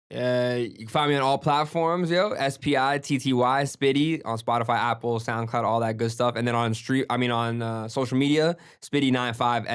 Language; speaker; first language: English; early bilingual, other home language; Gujarati